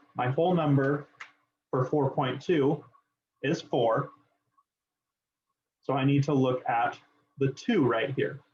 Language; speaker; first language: English; native; English